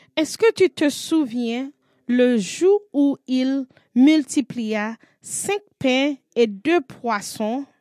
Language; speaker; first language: French; non-native, learner; English